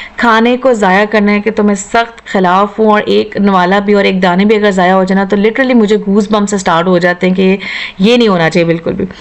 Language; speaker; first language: Urdu; native; Urdu